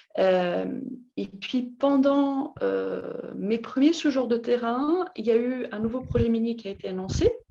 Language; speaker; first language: French; non-native, fluent; Italian